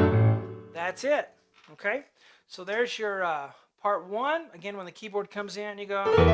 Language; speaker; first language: English; native; English